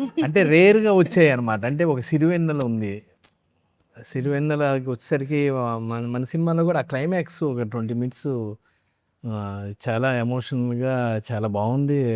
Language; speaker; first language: Telugu; native; Telugu